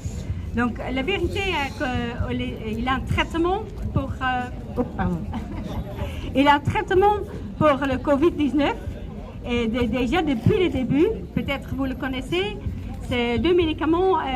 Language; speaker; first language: French; non-native, learner; Dutch